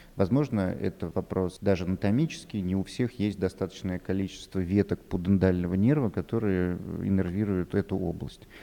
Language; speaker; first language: Russian; native; Russian